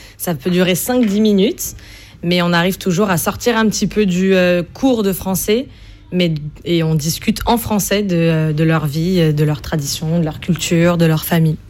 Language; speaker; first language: French; native; French